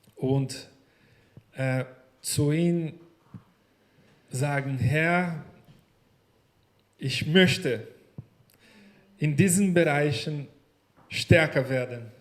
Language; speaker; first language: German; non-native, learner; Portuguese